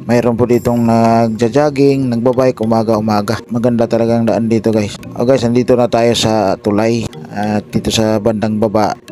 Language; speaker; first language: Filipino; non-native, local second language; Hiligaynon